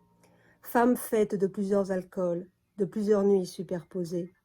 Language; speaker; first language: French; native; French